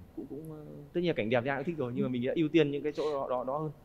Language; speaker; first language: Vietnamese; native; Vietnamese